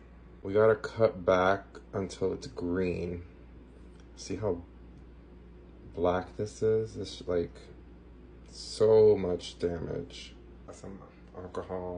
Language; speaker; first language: English; native; English